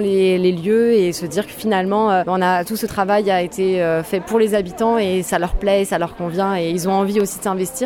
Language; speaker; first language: French; native; French